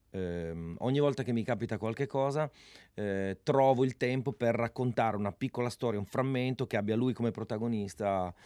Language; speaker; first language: Italian; native; Italian